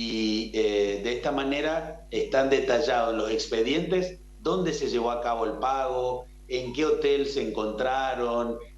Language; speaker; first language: Spanish; native; Spanish